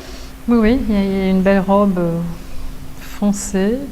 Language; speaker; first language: French; native; French